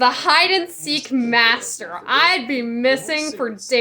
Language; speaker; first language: English; native; English